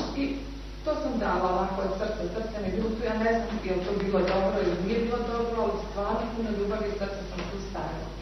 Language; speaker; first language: Serbian; native; Serbian